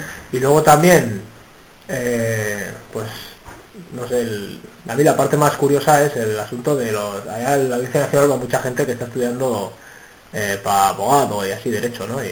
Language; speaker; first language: Spanish; native; Spanish